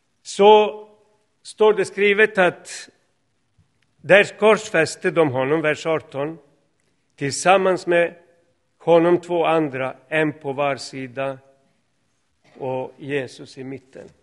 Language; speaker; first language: Swedish; non-native, fluent; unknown